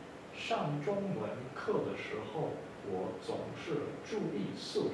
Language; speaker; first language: Chinese; non-native, learner; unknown